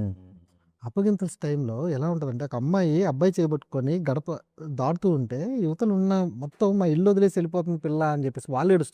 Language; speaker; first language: Telugu; native; Telugu